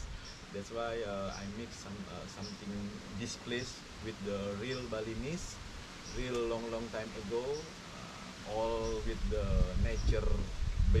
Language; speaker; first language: English; non-native, learner; Indonesian